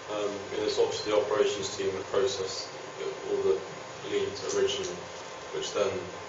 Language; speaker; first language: English; native; English